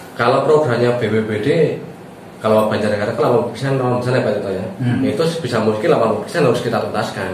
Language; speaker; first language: Indonesian; native; Indonesian